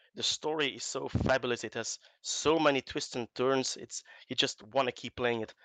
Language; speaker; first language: English; non-native, fluent; Dutch